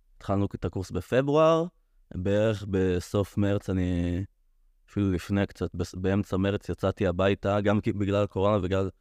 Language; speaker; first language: Hebrew; native; Hebrew